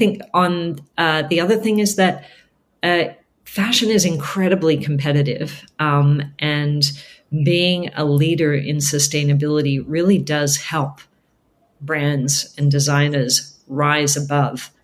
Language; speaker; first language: English; native; English